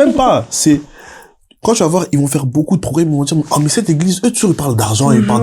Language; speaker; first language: French; native; French